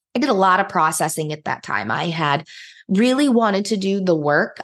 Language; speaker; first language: English; native; English